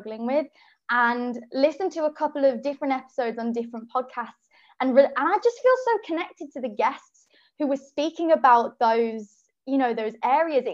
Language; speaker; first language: English; native; English